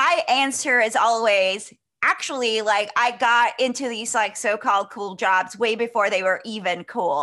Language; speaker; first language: English; non-native, local second language; Filipino